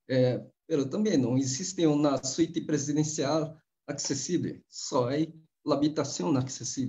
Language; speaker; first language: Spanish; non-native, fluent; Portuguese